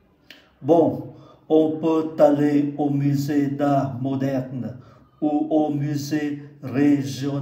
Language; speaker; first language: French; non-native, fluent; Vietnamese